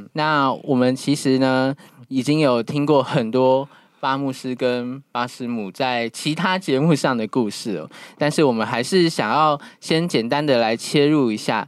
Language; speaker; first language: Chinese; native; Chinese